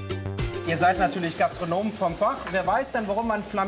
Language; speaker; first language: German; native; German